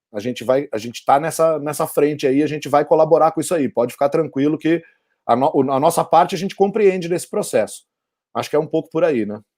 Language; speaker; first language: Portuguese; native; Portuguese